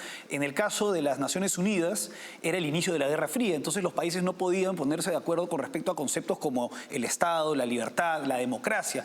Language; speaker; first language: Spanish; native; Spanish